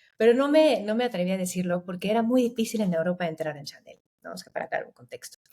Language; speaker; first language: Spanish; non-native, fluent; German